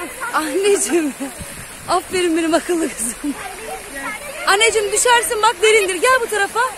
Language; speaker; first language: Turkish; native; Turkish